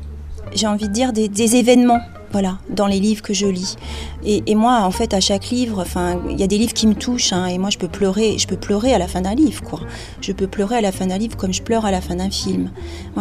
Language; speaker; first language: French; native; French